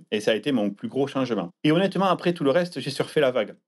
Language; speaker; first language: French; native; French